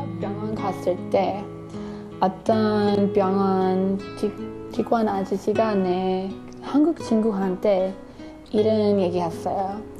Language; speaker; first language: Korean; non-native, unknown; English